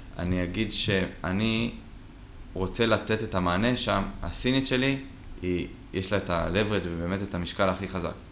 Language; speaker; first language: Hebrew; native; Hebrew